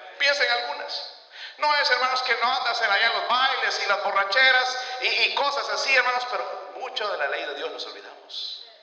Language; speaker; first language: Spanish; native; Spanish